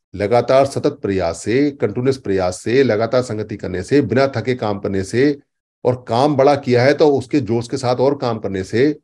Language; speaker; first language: Hindi; native; Hindi